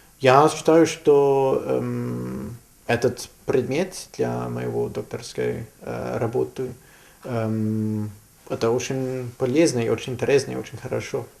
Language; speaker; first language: Russian; non-native, learner; German